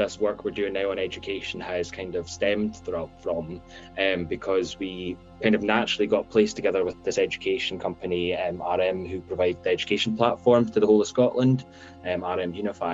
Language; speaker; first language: English; native; English